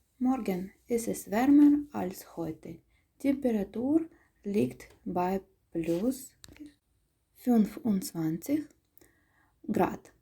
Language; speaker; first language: German; non-native, fluent; Ukrainian